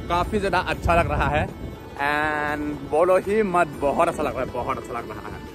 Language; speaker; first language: Hindi; non-native, local second language; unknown